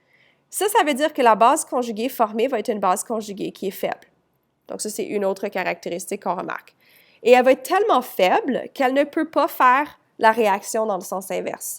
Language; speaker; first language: French; native; French